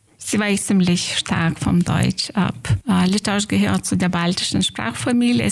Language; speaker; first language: German; non-native, fluent; Lithuanian